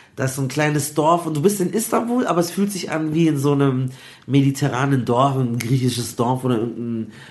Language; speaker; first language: German; early bilingual, other home language; Arabic